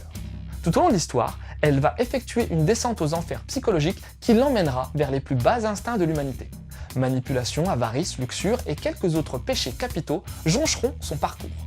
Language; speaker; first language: French; native; French